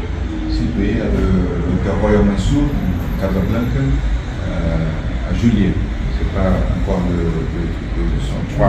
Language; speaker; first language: French; non-native, learner; Portuguese